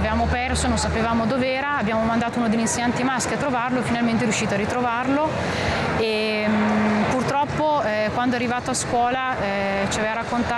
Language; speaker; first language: Italian; native; Italian